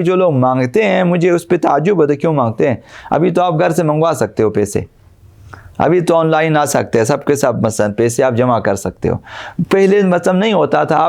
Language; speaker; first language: Urdu; non-native, local second language; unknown